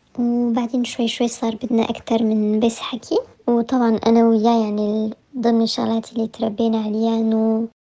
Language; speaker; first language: Arabic; early bilingual, heritage; French